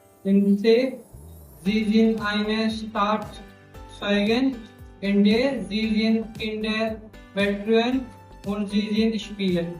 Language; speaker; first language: German; non-native, learner; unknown